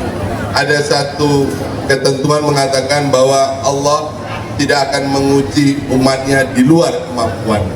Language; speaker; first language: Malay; non-native, local second language; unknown